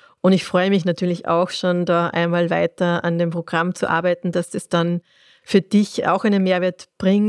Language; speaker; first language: German; native; German